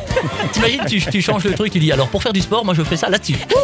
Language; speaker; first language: French; native; French